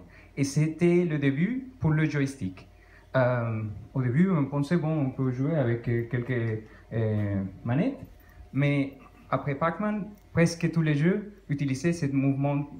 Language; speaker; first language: French; non-native, fluent; Spanish